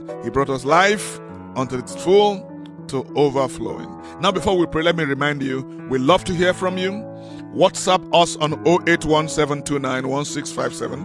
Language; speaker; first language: English; non-native, local second language; Yoruba